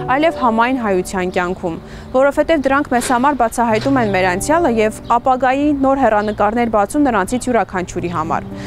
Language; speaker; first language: Armenian; native; Armenian